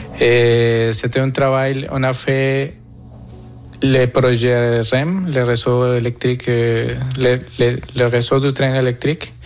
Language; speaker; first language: French; non-native, fluent; Spanish